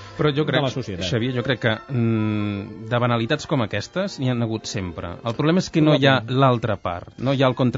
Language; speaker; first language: Catalan; native; Catalan